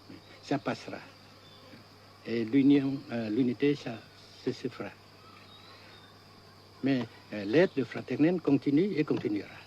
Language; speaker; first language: French; non-native, local second language; Vietnamese